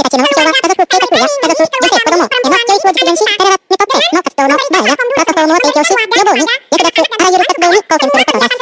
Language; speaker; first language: Japanese; non-native, fluent; Indonesian